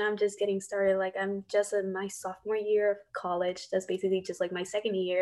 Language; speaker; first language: English; non-native, fluent; Spanish